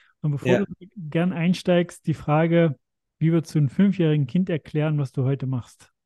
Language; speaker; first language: German; native; German